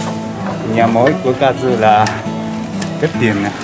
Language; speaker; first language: Vietnamese; non-native, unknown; Japanese